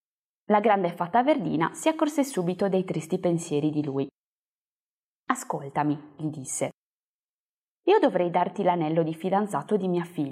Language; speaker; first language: Italian; native; Italian